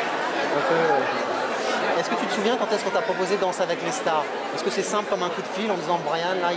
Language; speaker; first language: French; native; French